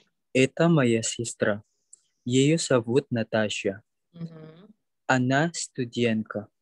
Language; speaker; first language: Russian; non-native, learner; Indonesian